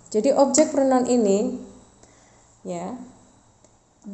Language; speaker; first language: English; non-native, fluent; Indonesian